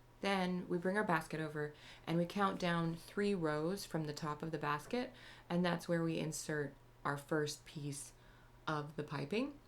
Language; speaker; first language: English; native; English